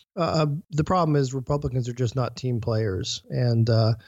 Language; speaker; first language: English; native; English